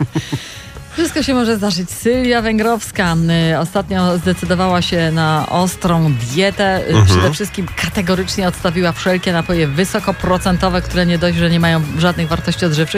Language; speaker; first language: Polish; native; Polish